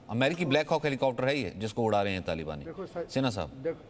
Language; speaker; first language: Hindi; native; Hindi